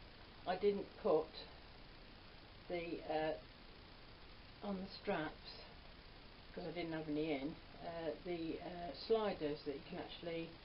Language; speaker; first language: English; native; English